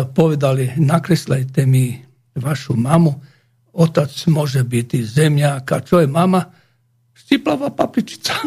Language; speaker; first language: Slovak; non-native, learner; Croatian